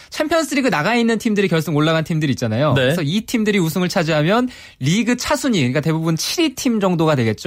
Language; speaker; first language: Korean; native; Korean